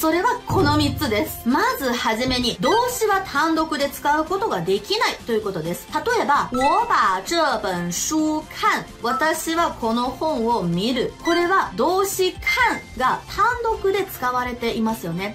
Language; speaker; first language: Japanese; non-native, fluent; Chinese